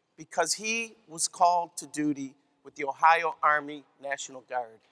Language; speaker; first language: English; native; English